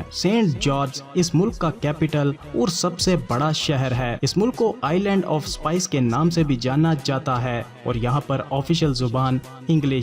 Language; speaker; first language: Urdu; native; Urdu